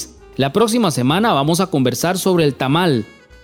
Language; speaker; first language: Spanish; native; Spanish